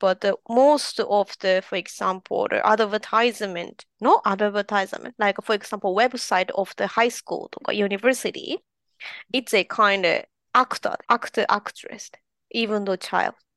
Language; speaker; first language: English; non-native, fluent; Japanese